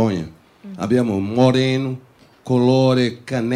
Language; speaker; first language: Italian; non-native, fluent; Portuguese